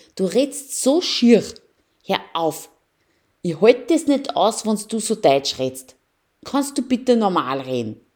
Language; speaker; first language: German; early bilingual, other home language; Persian